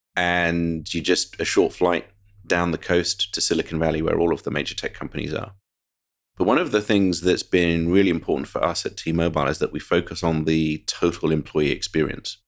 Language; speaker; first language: English; native; English